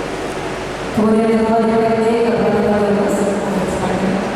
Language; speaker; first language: Indonesian; native; Indonesian